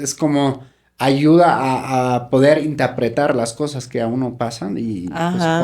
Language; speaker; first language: Spanish; native; Spanish